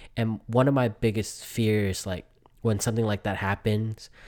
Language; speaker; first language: English; early bilingual, other home language; Vietnamese